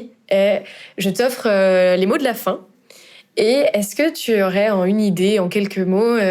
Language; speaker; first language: French; native; French